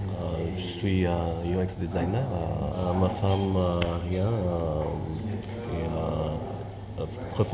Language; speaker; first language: French; non-native, fluent; Arabic